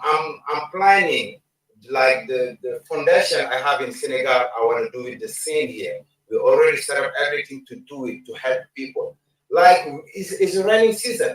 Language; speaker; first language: English; non-native, learner; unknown